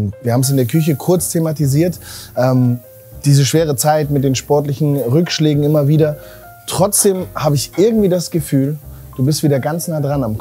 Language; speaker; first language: German; native; German